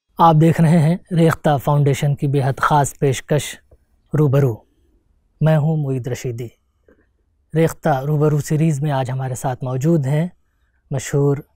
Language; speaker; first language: Hindi; native; Hindi